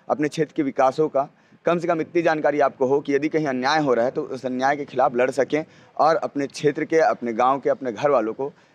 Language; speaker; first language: Hindi; native; Hindi